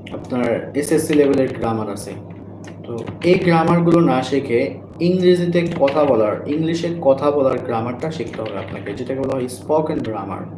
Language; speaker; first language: Bangla; native; Bangla